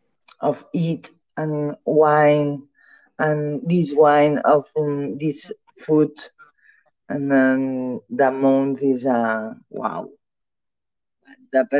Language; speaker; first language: English; non-native, learner; Catalan